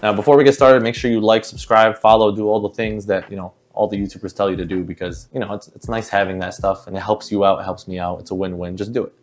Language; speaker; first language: English; native; English